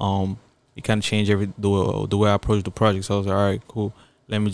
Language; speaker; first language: English; non-native, local second language; French